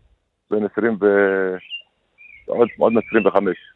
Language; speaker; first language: Hebrew; non-native, local second language; Arabic